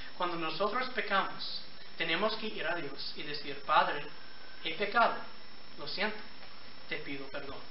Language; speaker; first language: Spanish; non-native, fluent; English